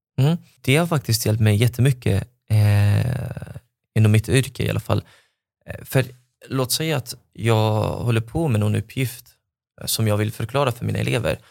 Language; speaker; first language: Swedish; non-native, fluent; Arabic